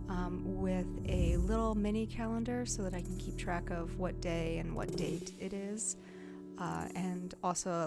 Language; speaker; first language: English; native; English